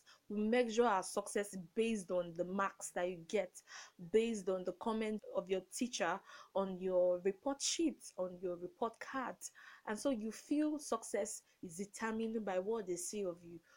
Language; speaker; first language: English; non-native, local second language; Yoruba